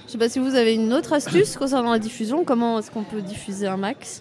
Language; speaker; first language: French; native; French